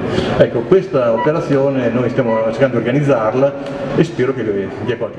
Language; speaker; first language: Italian; native; Italian